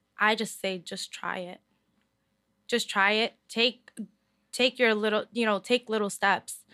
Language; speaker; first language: English; early bilingual, other home language; Spanish